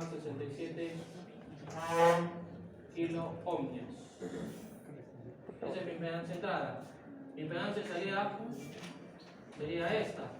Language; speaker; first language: Spanish; native; Spanish